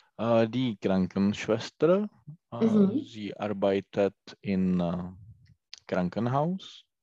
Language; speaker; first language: German; non-native, learner; Czech